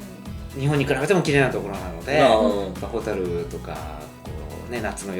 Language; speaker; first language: Japanese; native; Japanese